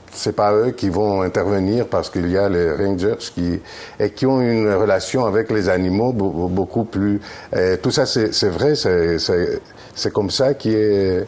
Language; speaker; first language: French; non-native, fluent; Greek